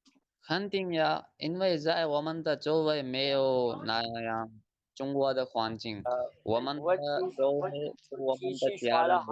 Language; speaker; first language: Chinese; non-native, fluent; Urdu